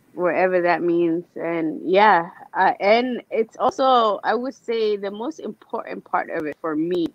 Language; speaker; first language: English; native; English